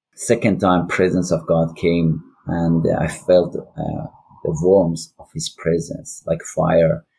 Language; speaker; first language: English; non-native, learner; Persian